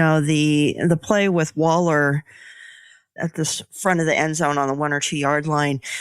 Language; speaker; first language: English; native; English